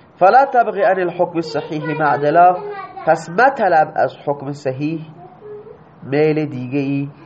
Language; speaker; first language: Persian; non-native, local second language; Baluchi